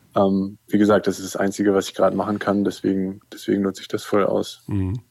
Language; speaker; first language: German; native; German